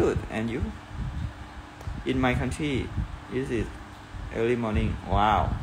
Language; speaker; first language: English; non-native, learner; Thai